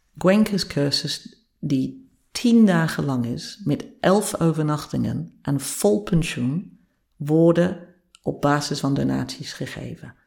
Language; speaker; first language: Dutch; non-native, fluent; English